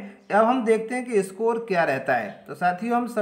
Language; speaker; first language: Hindi; native; Hindi